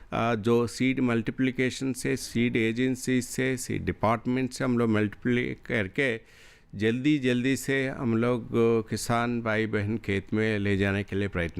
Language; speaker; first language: Hindi; non-native, local second language; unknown